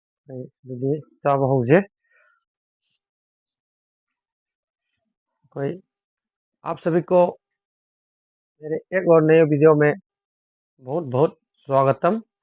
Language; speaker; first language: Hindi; non-native, local second language; Manipuri